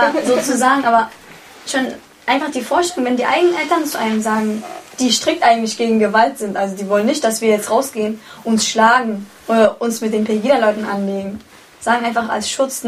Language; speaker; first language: German; early bilingual, other home language; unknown